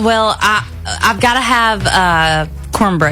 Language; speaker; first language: English; native; English